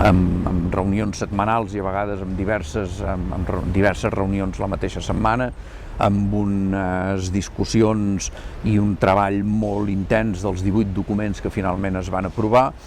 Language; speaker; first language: Catalan; native; Catalan